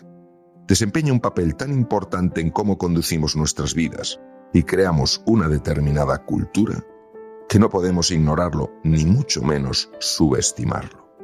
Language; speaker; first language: Spanish; native; Spanish